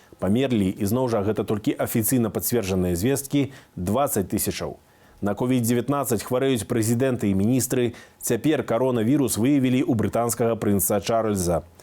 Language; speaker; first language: Belarusian; native; Belarusian